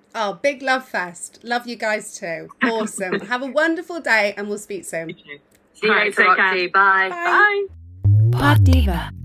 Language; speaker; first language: English; native; English